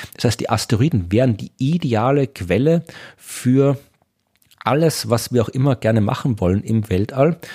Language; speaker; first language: German; native; German